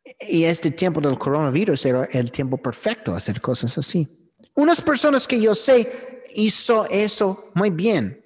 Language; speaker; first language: Spanish; non-native, fluent; English